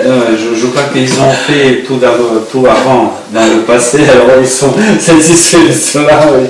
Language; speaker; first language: French; non-native, fluent; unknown